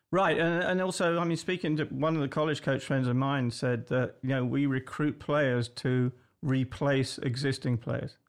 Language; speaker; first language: English; native; English